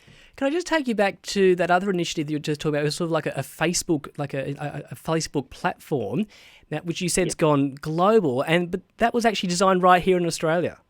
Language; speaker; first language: English; native; English